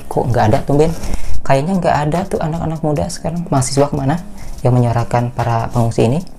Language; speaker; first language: Indonesian; native; Indonesian